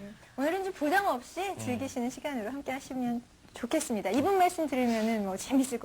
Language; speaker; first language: Korean; native; Korean